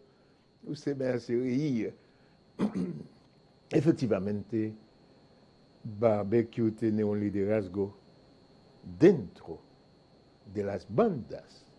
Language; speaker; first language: Spanish; non-native, fluent; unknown